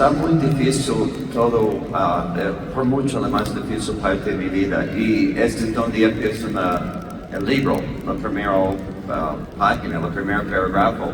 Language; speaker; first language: Spanish; non-native, learner; English